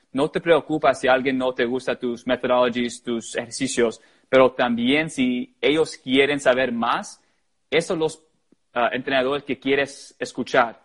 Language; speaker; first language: Spanish; early bilingual, heritage; Spanish